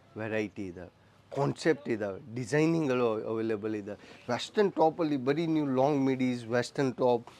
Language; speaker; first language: Kannada; non-native, local second language; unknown